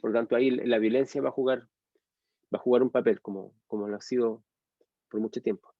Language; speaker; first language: Spanish; native; Spanish